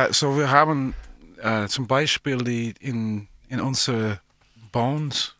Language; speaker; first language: German; non-native, learner; English